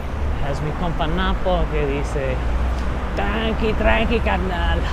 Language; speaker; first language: Spanish; non-native, learner; English